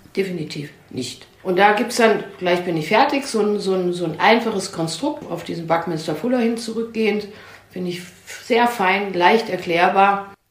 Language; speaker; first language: German; native; German